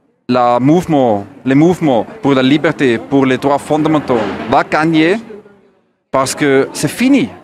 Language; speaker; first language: French; non-native, learner; German